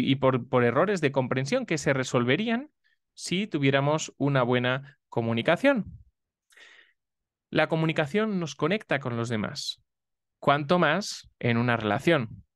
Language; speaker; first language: Spanish; native; Spanish